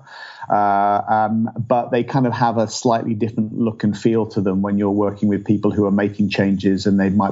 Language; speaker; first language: English; native; English